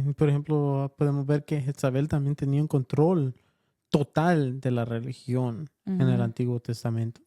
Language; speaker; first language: Spanish; early bilingual, heritage; Spanish